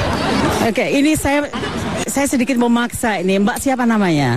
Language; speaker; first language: Indonesian; native; Indonesian